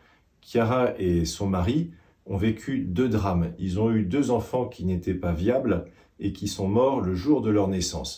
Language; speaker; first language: French; native; French